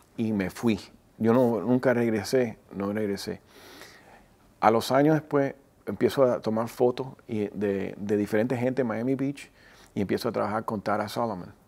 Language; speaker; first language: Spanish; early bilingual, heritage; Spanish